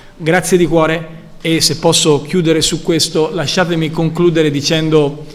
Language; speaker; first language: Italian; native; Italian